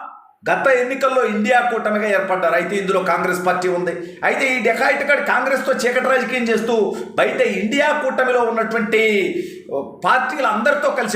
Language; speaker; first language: Telugu; native; Telugu